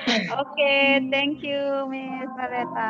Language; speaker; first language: English; non-native, learner; Indonesian